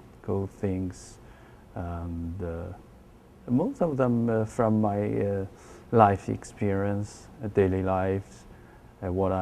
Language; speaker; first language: English; non-native, learner; Chinese